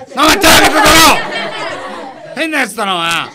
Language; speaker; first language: Japanese; native; Japanese